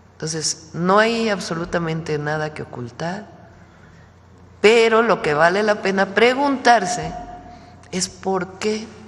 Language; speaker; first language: Spanish; native; Spanish